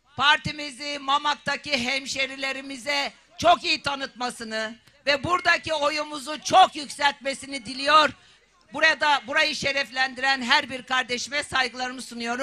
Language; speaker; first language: Turkish; native; Turkish